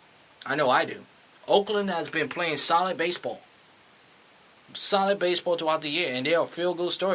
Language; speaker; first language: English; native; English